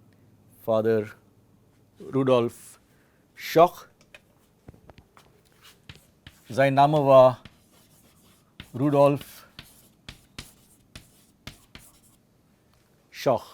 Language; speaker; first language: German; non-native, fluent; English